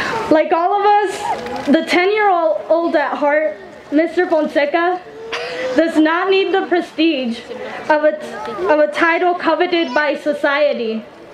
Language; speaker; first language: English; early bilingual, other home language; Spanish